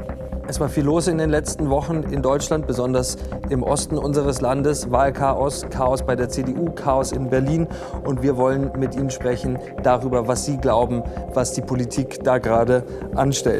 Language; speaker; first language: German; native; German